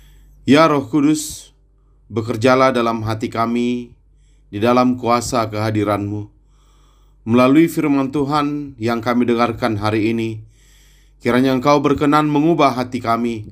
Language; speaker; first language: Indonesian; native; Indonesian